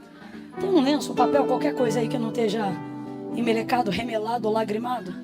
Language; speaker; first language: Portuguese; native; Portuguese